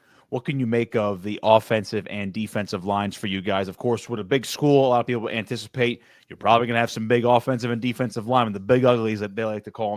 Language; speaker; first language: English; native; English